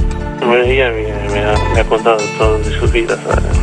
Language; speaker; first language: Spanish; non-native, learner; Arabic